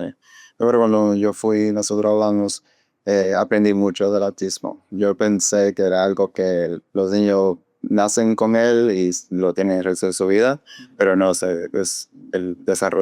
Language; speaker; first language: Spanish; non-native, fluent; English